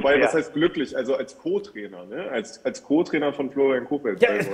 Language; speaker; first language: German; native; German